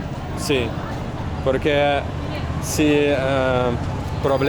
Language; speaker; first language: Spanish; non-native, learner; Russian